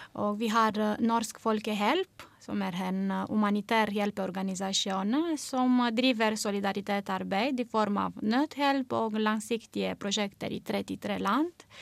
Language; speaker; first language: Norwegian; non-native, fluent; Romanian